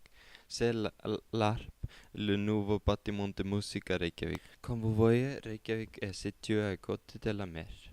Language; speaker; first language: French; non-native, learner; Icelandic